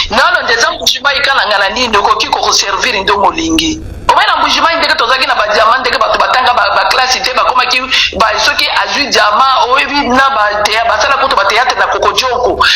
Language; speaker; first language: Lingala; non-native, local second language; Luba-Lulua